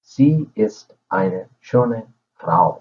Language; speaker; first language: German; non-native, fluent; Urdu